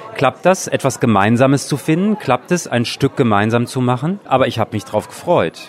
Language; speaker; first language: German; native; German